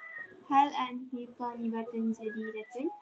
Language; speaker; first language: Arabic; non-native, learner; Malay